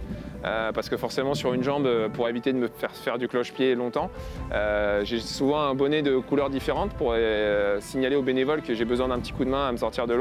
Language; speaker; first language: French; native; French